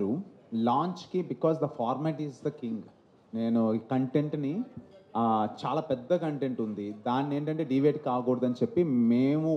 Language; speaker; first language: Telugu; native; Telugu